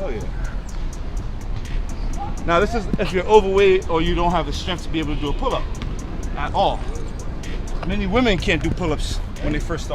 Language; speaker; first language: English; native; English